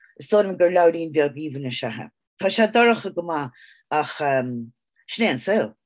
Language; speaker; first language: Irish; native; Irish